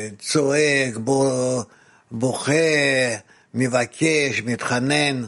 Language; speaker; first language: Hebrew; non-native, fluent; Russian